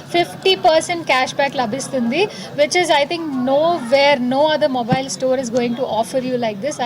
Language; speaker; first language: Telugu; native; Telugu